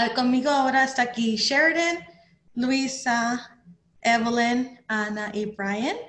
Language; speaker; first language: Spanish; early bilingual, heritage; Spanish